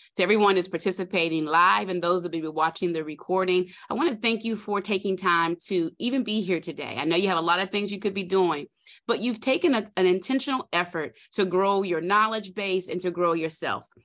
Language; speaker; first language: English; native; English